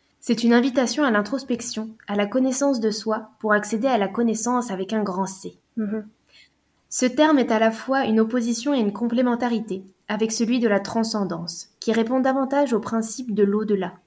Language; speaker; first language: French; native; French